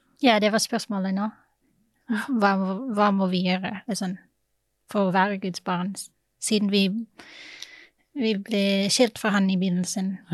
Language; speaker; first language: Norwegian; non-native, fluent; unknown